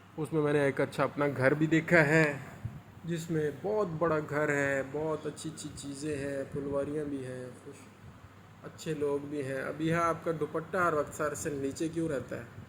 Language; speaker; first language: Urdu; non-native, local second language; Punjabi